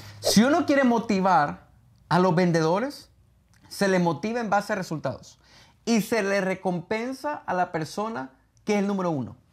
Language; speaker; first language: Spanish; native; Spanish